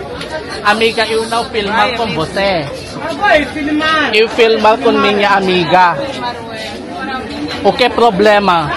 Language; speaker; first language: Portuguese; non-native, learner; Filipino